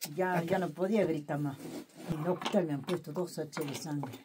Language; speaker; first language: Spanish; native; Spanish